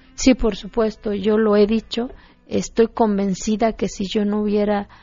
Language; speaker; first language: Spanish; non-native, local second language; Zapotec